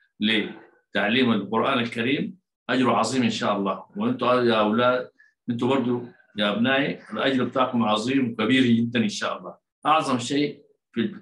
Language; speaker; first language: Arabic; native; Arabic